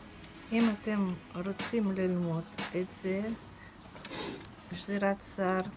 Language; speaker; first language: Hebrew; non-native, fluent; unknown